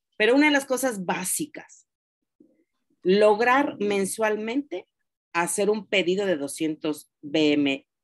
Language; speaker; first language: Spanish; native; Spanish